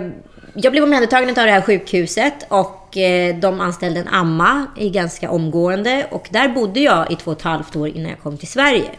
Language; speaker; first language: Swedish; native; Swedish